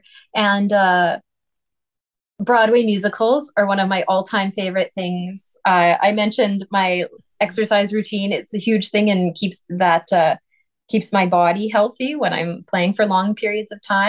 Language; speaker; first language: English; native; English